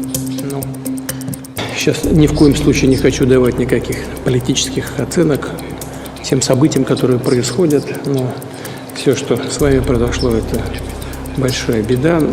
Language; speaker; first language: Russian; native; Russian